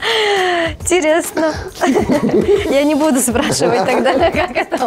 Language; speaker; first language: Russian; native; Russian